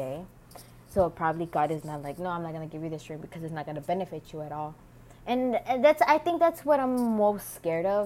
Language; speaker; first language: English; native; English